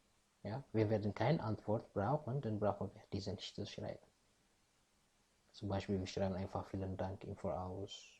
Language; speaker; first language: German; non-native, fluent; Tigrinya